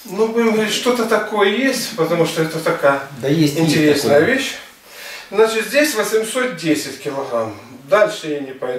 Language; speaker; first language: Russian; native; Russian